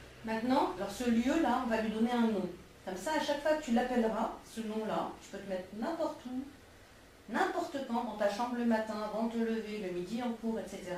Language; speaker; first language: French; native; French